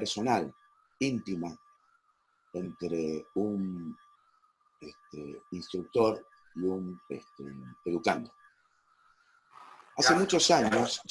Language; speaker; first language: Spanish; native; Spanish